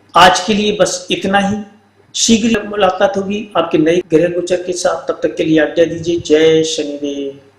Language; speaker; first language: Hindi; native; Hindi